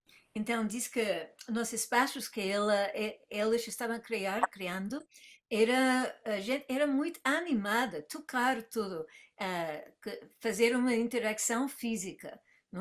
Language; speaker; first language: Portuguese; non-native, fluent; English